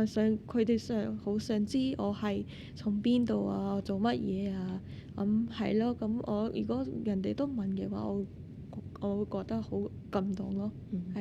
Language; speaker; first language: Cantonese; non-native, fluent; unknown